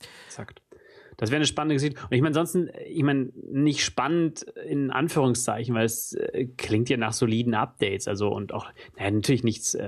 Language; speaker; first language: German; native; German